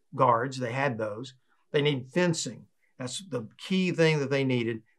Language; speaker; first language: English; native; English